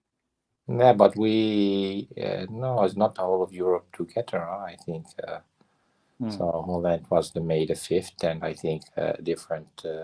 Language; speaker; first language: English; non-native, fluent; Dutch